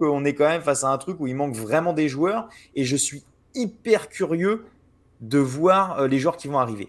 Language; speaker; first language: French; native; French